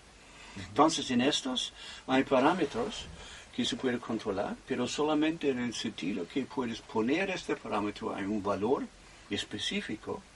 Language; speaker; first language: Spanish; non-native, fluent; German